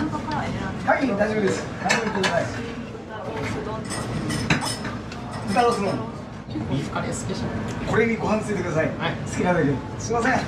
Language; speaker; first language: Japanese; native; Japanese